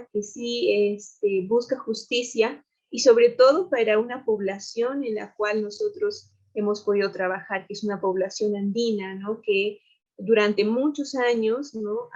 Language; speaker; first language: Spanish; native; Spanish